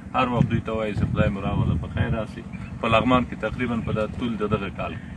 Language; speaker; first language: Pashto; native; Pashto